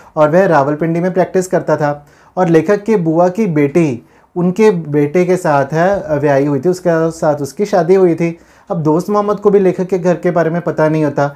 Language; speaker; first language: Hindi; non-native, local second language; Punjabi